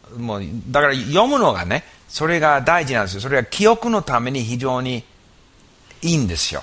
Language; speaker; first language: Japanese; non-native, fluent; English